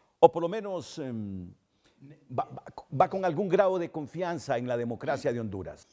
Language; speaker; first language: Spanish; native; Spanish